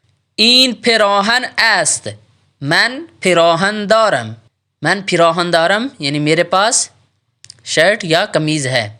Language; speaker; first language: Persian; non-native, fluent; Urdu